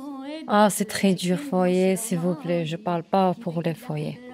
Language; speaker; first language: French; non-native, learner; Turkish